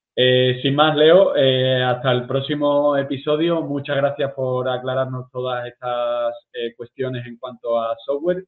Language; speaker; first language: Spanish; native; Spanish